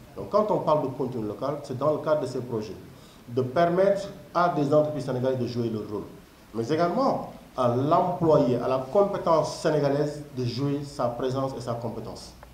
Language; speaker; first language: French; non-native, local second language; Wolof